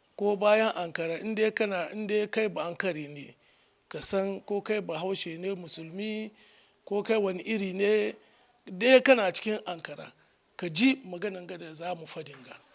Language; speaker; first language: Hausa; early bilingual, heritage; Hausa